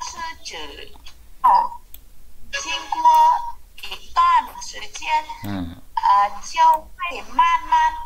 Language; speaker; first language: Chinese; non-native, learner; Vietnamese